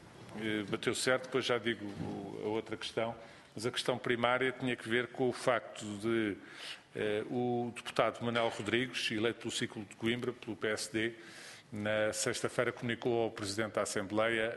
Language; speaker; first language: Portuguese; native; Portuguese